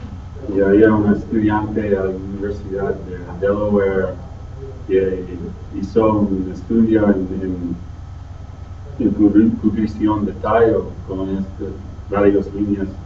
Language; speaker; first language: Spanish; non-native, learner; English